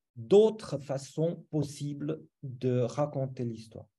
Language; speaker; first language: French; non-native, fluent; Romanian